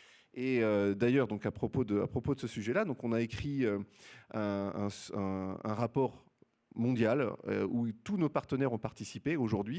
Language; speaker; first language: French; native; French